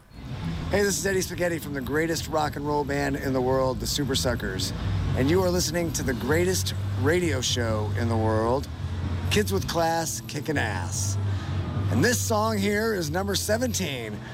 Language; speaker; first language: English; native; English